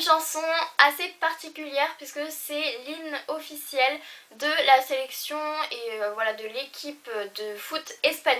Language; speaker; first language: French; native; French